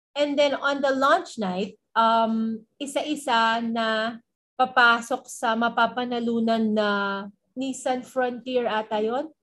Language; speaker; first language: Filipino; native; Filipino